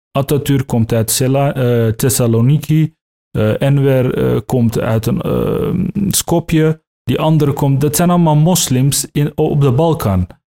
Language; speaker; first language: Dutch; early bilingual, other home language; Turkish